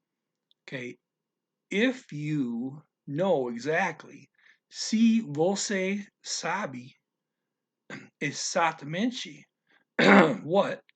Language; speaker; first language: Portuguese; non-native, learner; English